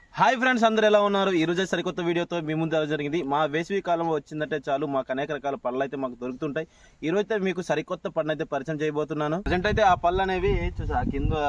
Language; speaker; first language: Telugu; non-native, local second language; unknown